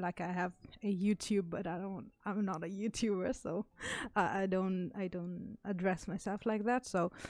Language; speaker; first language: English; non-native, fluent; Italian